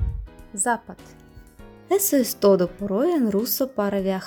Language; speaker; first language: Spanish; non-native, fluent; Russian